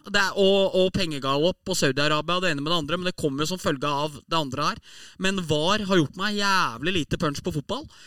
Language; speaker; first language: Norwegian; native; Norwegian